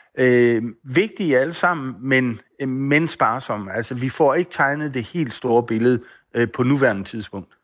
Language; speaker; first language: Danish; native; Danish